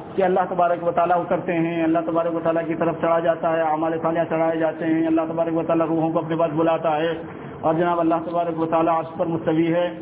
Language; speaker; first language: Urdu; native; Urdu